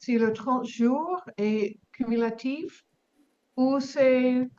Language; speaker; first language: French; non-native, learner; English